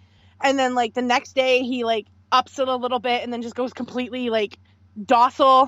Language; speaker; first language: English; native; English